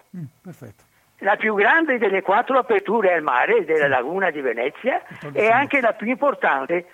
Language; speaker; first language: Italian; native; Italian